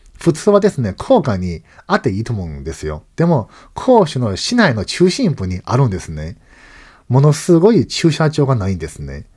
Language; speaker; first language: Japanese; non-native, fluent; Chinese